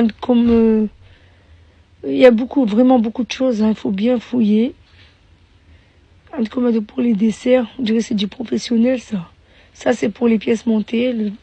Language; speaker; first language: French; non-native, local second language; Arabic